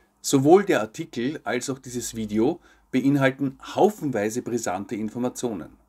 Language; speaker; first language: German; native; German